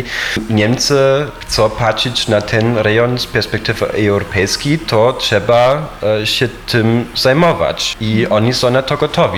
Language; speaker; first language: Polish; non-native, fluent; German